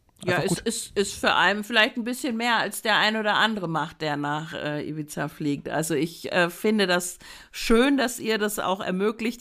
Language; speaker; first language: German; native; German